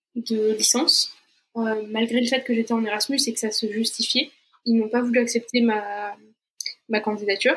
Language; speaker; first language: French; non-native, fluent; Portuguese